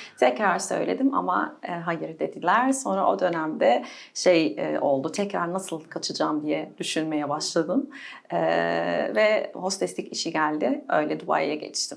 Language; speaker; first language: Turkish; non-native, fluent; Arabic